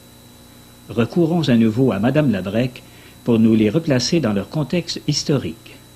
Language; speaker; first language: French; native; French